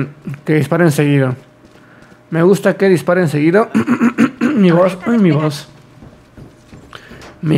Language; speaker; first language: Spanish; native; Spanish